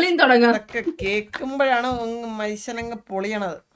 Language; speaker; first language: Malayalam; native; Malayalam